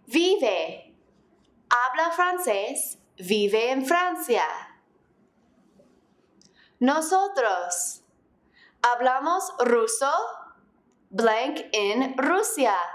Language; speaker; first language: Spanish; non-native, fluent; English